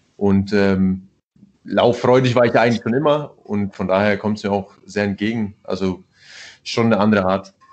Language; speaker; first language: German; early bilingual, other home language; Italian